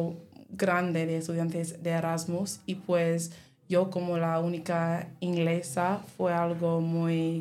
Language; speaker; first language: Spanish; non-native, learner; English